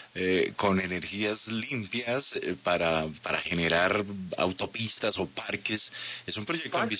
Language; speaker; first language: Spanish; native; Spanish